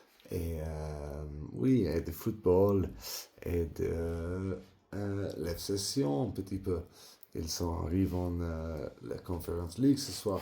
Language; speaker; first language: French; non-native, learner; English